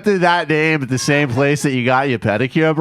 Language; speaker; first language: English; native; English